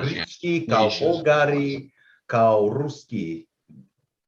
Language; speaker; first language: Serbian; non-native, learner; English